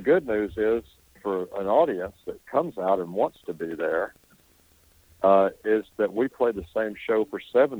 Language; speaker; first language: English; native; English